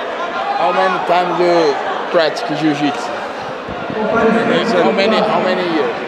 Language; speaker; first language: English; non-native, learner; Portuguese